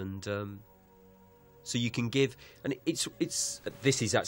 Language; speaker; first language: English; native; English